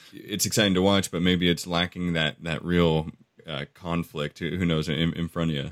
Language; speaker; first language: English; native; English